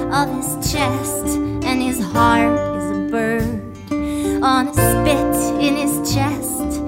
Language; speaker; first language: English; native; English